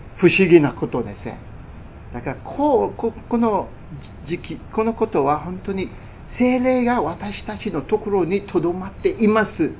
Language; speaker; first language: Japanese; non-native, fluent; English